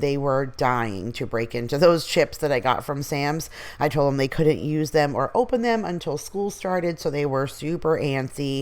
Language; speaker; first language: English; native; English